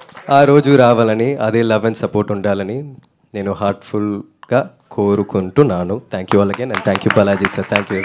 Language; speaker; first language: Telugu; non-native, learner; Tamil